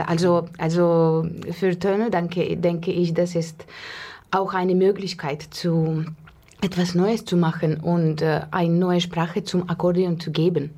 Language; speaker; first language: German; non-native, fluent; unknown